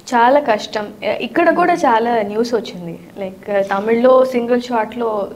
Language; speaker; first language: Telugu; non-native, learner; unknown